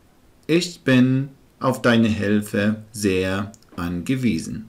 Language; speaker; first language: German; non-native, fluent; Arabic